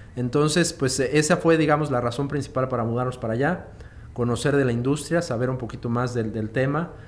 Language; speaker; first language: Spanish; native; Spanish